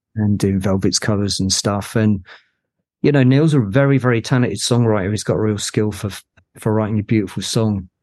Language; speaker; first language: English; native; English